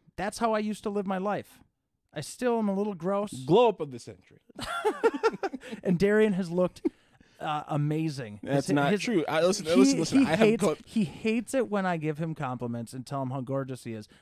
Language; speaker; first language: English; native; English